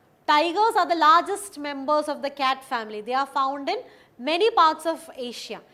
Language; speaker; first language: English; non-native, local second language; Malayalam